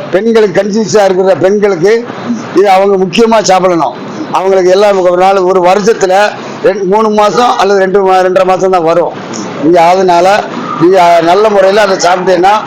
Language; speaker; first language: Tamil; native; Tamil